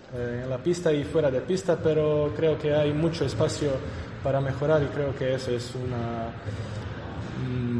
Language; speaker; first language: Spanish; non-native, fluent; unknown